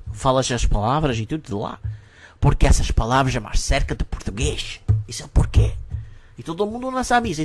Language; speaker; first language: Portuguese; non-native, learner; English